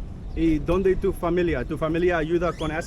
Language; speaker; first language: Spanish; non-native, learner; English